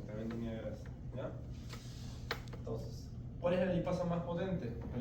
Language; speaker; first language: Spanish; native; Spanish